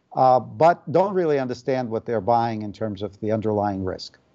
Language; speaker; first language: English; non-native, fluent; Russian